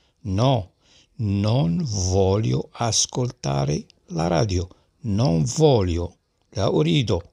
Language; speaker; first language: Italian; non-native, learner; Arabic